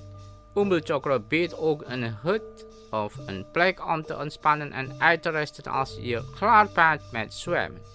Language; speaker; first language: Dutch; non-native, fluent; Indonesian